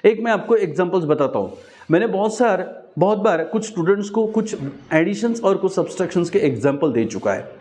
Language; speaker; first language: Hindi; non-native, local second language; Marathi